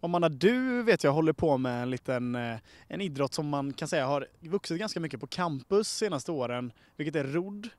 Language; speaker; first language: Swedish; native; Swedish